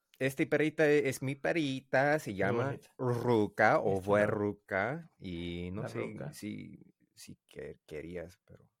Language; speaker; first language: Spanish; non-native, learner; English